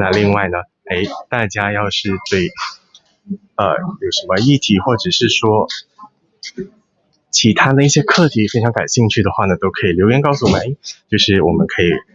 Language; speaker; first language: Chinese; native; Chinese